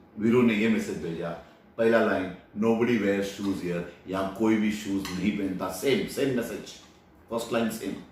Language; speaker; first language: Hindi; non-native, local second language; Marathi